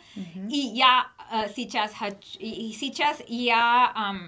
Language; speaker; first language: Russian; non-native, learner; English